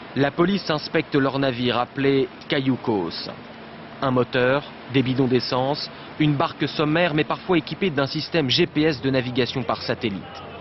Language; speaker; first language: French; native; French